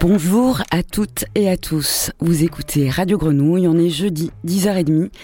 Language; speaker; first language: French; native; French